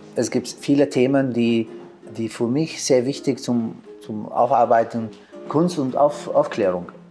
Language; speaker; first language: German; non-native, learner; Arabic